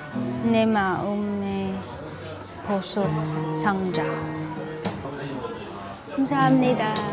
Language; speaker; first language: Korean; non-native, learner; Filipino